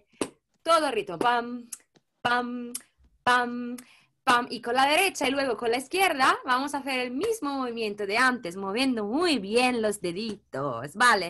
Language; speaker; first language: Spanish; non-native, fluent; Italian